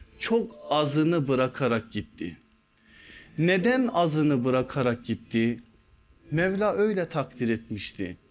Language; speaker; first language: Turkish; native; Turkish